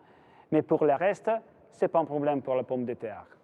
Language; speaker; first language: French; non-native, fluent; Italian